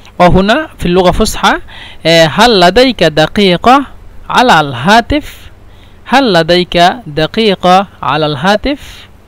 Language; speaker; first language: Egyptian Arabic; non-native, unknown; Bangla